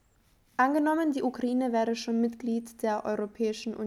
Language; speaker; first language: German; native; German